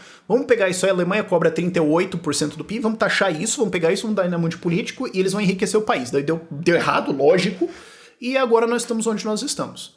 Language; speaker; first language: Portuguese; native; Portuguese